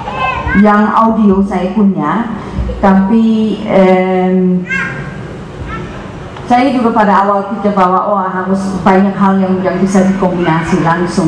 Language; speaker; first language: Indonesian; non-native, fluent; Dutch